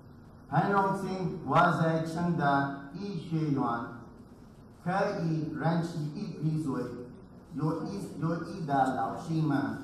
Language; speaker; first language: Chinese; non-native, learner; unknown